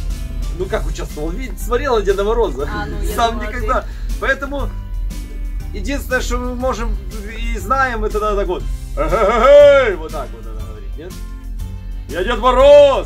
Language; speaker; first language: Russian; native; Russian